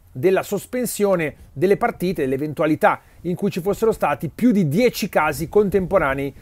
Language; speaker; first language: Italian; native; Italian